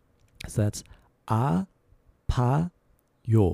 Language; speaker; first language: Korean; non-native, learner; English